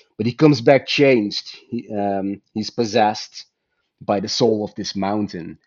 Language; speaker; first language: English; non-native, fluent; Dutch